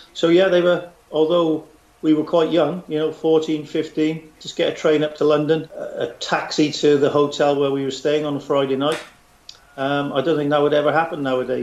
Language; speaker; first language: English; native; English